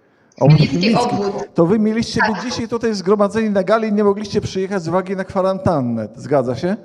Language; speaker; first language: Polish; native; Polish